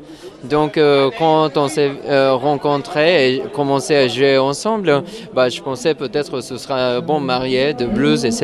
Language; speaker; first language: French; non-native, fluent; Japanese